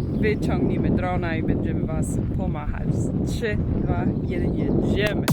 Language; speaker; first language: Polish; non-native, learner; English